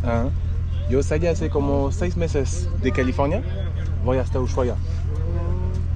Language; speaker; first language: Spanish; non-native, fluent; French